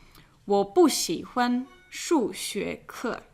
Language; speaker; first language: Chinese; non-native, fluent; English